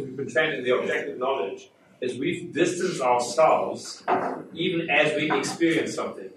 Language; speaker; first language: English; non-native, fluent; German